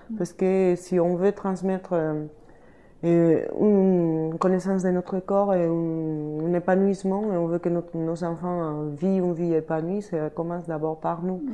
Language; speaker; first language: French; non-native, fluent; Spanish